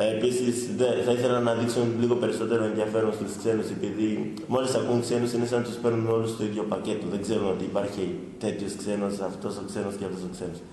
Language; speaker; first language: Greek; early bilingual, other home language; Swahili